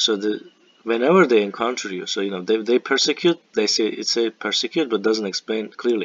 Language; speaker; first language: English; non-native, fluent; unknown